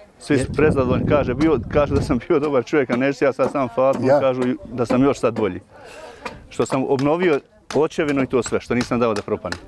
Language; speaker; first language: Bosnian; native; Bosnian